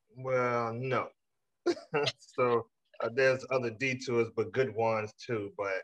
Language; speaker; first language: English; native; English